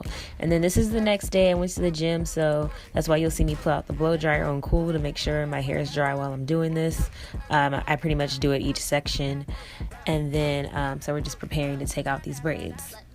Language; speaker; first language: English; native; English